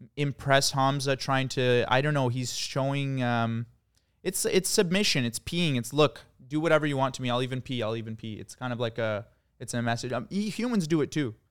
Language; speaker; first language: English; early bilingual, other home language; Croatian